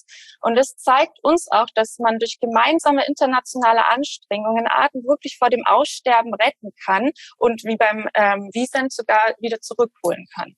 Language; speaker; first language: German; native; German